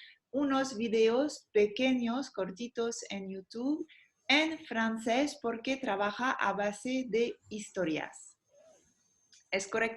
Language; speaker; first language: Spanish; non-native, fluent; French